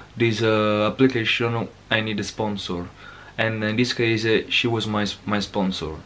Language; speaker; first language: English; non-native, learner; Italian